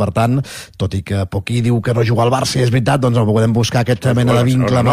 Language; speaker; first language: Catalan; native; Catalan